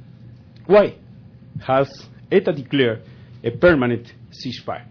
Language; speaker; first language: English; non-native, fluent; Spanish